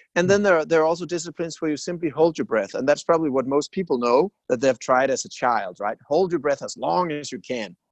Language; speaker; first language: English; non-native, fluent; Danish